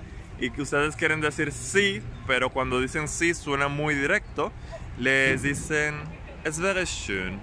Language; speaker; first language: Spanish; non-native, fluent; German